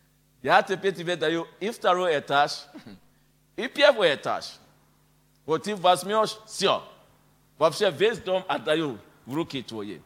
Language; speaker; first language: Russian; non-native, fluent; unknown